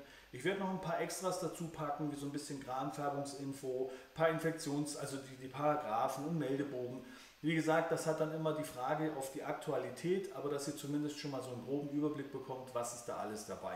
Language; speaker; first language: German; native; German